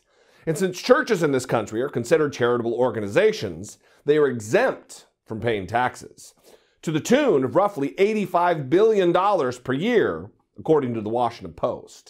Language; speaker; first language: English; native; English